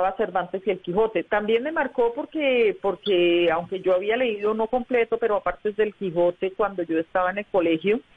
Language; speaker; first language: Spanish; native; Spanish